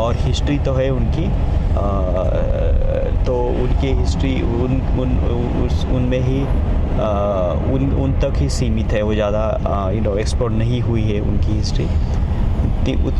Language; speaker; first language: Hindi; non-native, local second language; Marathi